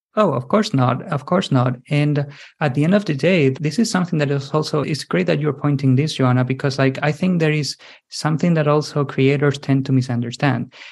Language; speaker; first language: English; non-native, fluent; Spanish